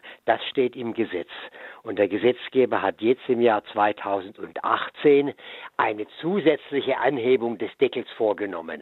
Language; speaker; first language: German; native; German